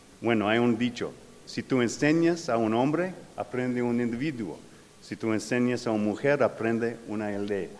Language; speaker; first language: Spanish; non-native, learner; English